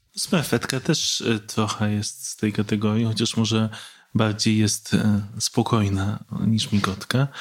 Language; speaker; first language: Polish; native; Polish